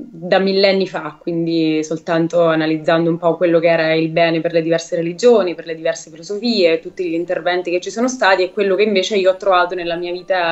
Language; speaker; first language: Italian; native; Italian